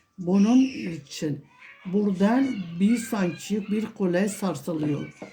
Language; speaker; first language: Turkish; non-native, local second language; Kurdish